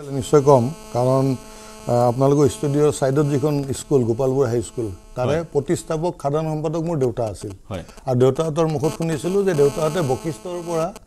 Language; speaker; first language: Assamese; native; Assamese